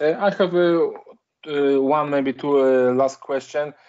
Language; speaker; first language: English; non-native, learner; Polish